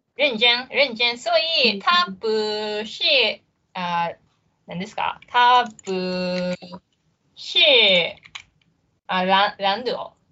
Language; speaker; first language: Chinese; non-native, learner; Japanese